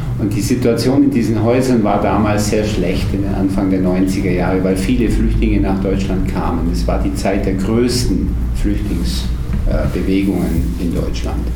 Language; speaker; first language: German; native; German